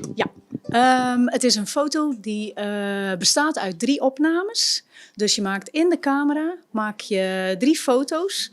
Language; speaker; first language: Dutch; native; Dutch